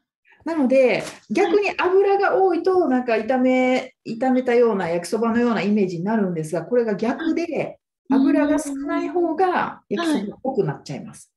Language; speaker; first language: Japanese; native; Japanese